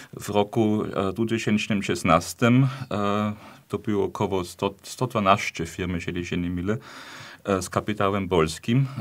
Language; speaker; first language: Polish; non-native, fluent; German